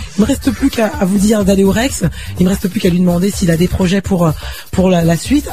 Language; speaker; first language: French; native; French